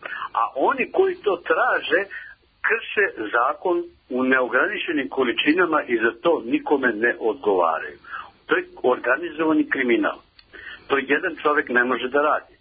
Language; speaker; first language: Serbian; native; Serbian